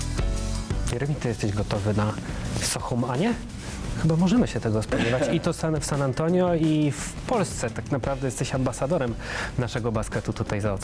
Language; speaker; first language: Polish; native; Polish